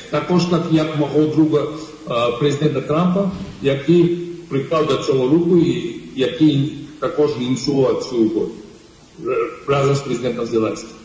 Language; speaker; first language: Ukrainian; non-native, fluent; Georgian